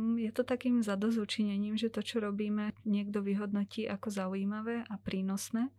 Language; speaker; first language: Slovak; native; Slovak